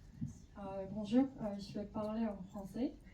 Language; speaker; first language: French; non-native, fluent; Korean